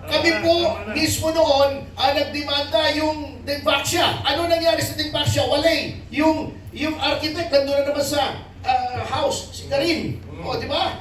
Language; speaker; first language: Filipino; non-native, local second language; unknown